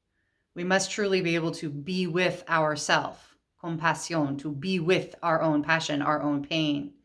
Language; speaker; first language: English; native; English